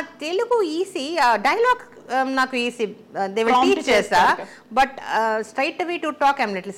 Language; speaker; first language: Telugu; non-native, local second language; Tamil